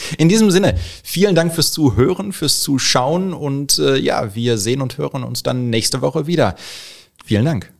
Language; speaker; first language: German; native; German